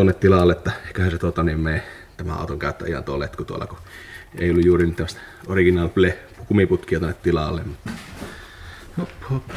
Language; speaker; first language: Finnish; native; Finnish